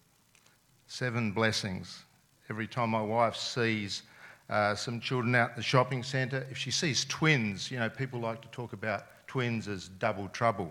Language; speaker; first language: English; non-native, local second language; Serbian